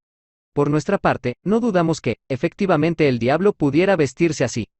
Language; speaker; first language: Spanish; native; Spanish